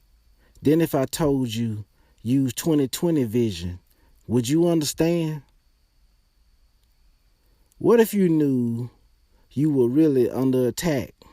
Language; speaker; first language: English; native; English